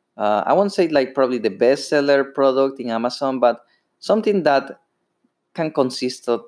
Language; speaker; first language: English; non-native, fluent; Spanish